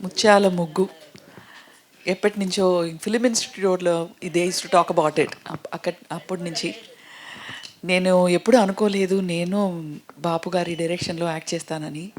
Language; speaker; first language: Telugu; non-native, fluent; Tamil